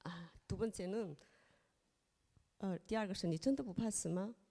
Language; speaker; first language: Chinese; non-native, fluent; Korean